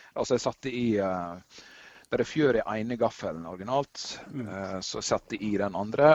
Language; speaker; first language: Norwegian; native; Norwegian